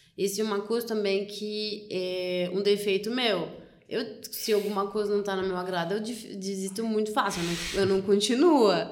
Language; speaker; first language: Portuguese; non-native, fluent; French